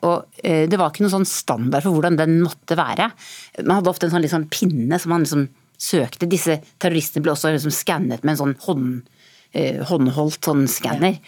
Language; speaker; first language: Norwegian; native; Norwegian